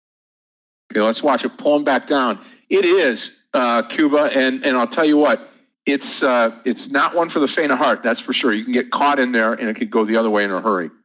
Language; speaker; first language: English; native; English